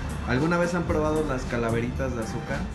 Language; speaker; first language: Spanish; native; Spanish